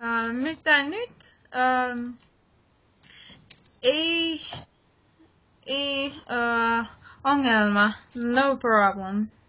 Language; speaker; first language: Finnish; non-native, learner; English